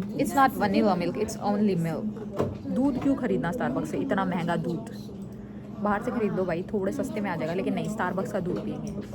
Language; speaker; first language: Hindi; native; Hindi